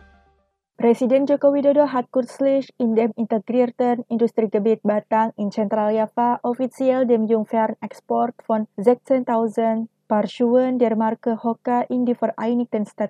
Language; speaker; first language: German; non-native, fluent; Indonesian